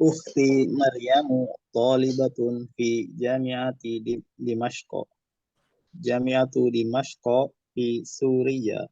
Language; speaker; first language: Arabic; non-native, learner; Indonesian